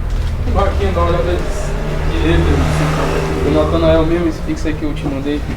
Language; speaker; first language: Portuguese; non-native, learner; Haitian Creole